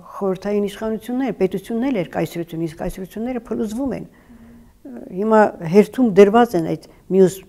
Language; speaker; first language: Armenian; native; Armenian